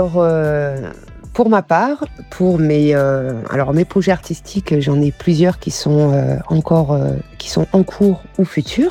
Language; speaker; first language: French; early bilingual, other home language; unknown